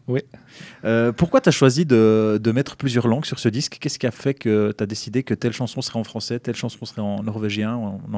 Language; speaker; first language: French; native; French